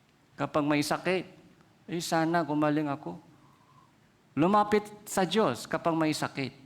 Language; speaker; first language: Filipino; non-native, fluent; Korean